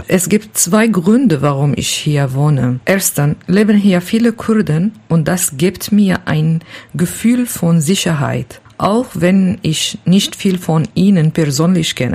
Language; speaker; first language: German; non-native, learner; Kurdish